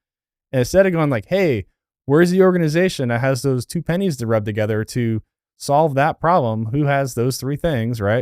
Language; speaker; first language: English; native; English